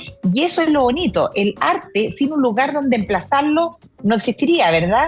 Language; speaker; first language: Spanish; native; Spanish